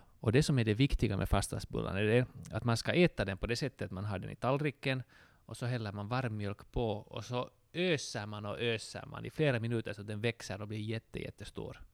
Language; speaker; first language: Swedish; native; Swedish